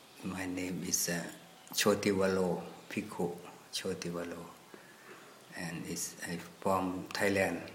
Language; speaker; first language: English; non-native, learner; Thai